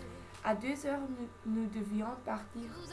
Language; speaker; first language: French; non-native, learner; Dutch